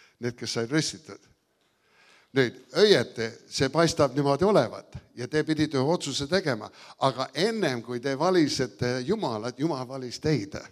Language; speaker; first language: Estonian; early bilingual, heritage; Estonian